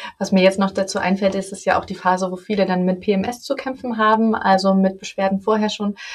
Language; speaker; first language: German; native; German